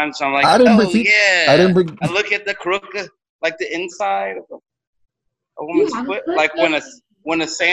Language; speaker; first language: English; native; English